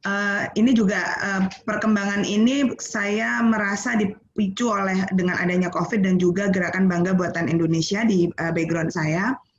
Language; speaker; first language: Indonesian; native; Indonesian